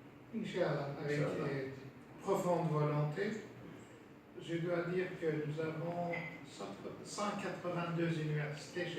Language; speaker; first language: French; non-native, fluent; Turkish